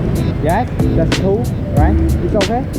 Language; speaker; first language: English; non-native, learner; Khmer